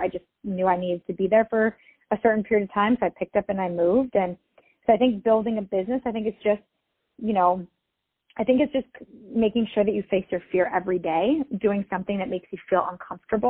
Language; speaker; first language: English; native; English